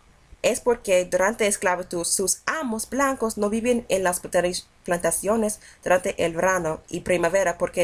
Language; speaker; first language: Spanish; non-native, learner; English